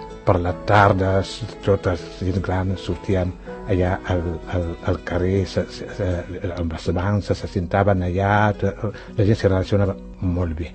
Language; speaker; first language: Catalan; non-native, fluent; Wolof